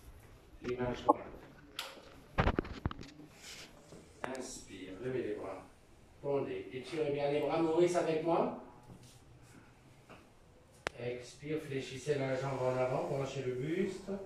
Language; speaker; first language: French; native; French